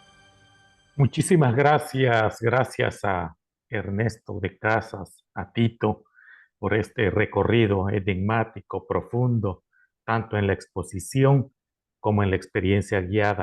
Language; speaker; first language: Spanish; native; Spanish